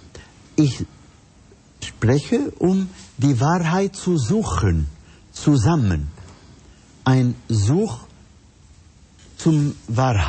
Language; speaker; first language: German; non-native, fluent; Arabic